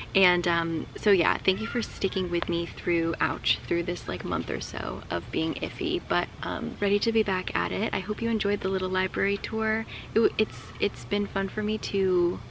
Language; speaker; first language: English; native; English